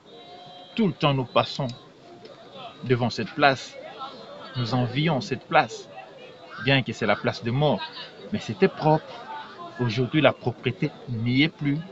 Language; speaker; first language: French; non-native, local second language; Lingala